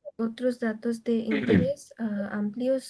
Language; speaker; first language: Spanish; non-native, learner; Bangla